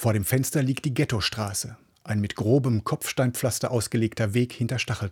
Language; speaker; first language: German; native; German